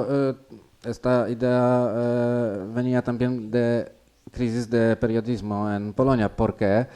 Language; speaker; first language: Spanish; non-native, learner; Polish